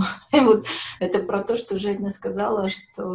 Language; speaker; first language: Russian; native; Russian